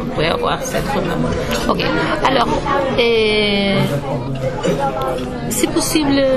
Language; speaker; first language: French; non-native, learner; Spanish